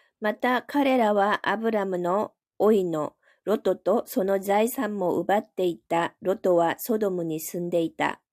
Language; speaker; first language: Japanese; non-native, fluent; Korean